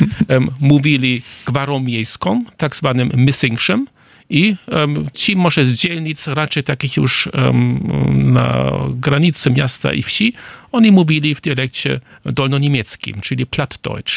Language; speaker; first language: Polish; non-native, fluent; German